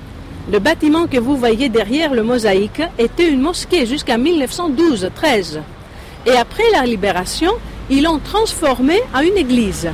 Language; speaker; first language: French; non-native, fluent; Greek